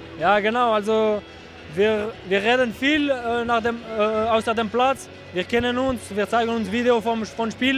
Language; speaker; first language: German; non-native, local second language; French